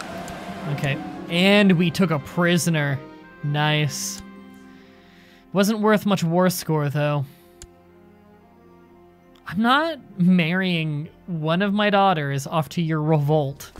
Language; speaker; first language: English; native; English